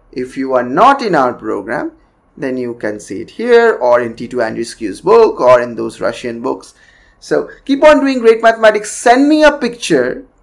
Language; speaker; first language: English; non-native, local second language; Bangla